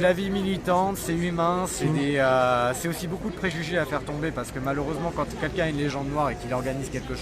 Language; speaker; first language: French; native; French